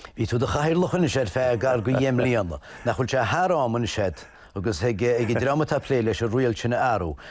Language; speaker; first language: Irish; native; Irish